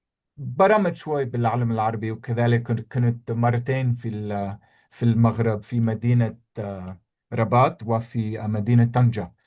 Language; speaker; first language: Arabic; non-native, fluent; English